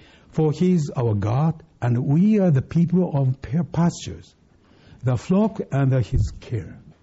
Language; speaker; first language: English; non-native, fluent; Japanese